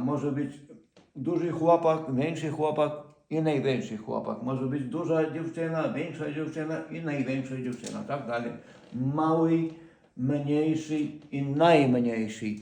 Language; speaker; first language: Polish; non-native, learner; Ukrainian